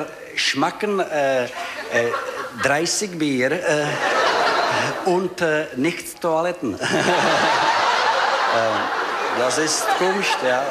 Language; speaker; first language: German; non-native, learner; Czech